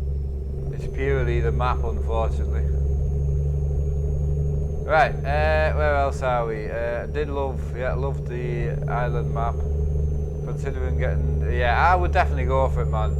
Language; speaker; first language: English; native; English